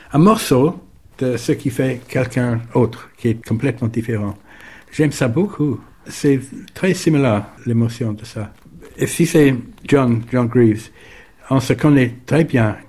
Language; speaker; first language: French; non-native, learner; English